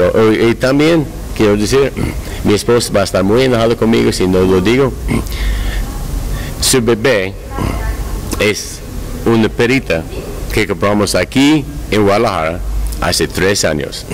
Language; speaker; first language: Spanish; non-native, learner; English